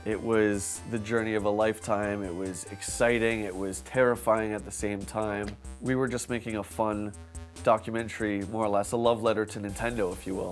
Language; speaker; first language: English; native; English